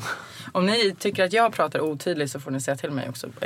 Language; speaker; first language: Swedish; native; Swedish